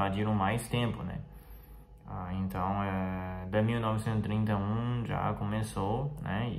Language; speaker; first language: Portuguese; non-native, fluent; Chinese